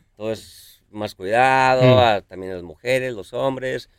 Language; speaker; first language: Spanish; native; Spanish